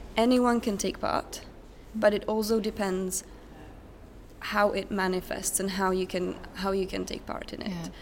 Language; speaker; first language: English; non-native, fluent; Czech